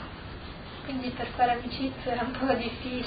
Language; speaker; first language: Italian; native; Italian